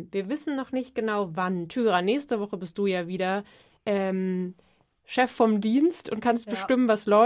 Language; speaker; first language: German; native; German